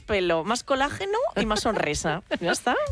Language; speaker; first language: Spanish; native; Spanish